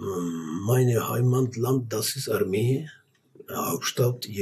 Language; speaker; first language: German; non-native, learner; Armenian